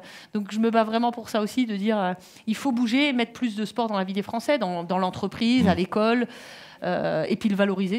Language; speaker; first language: French; native; French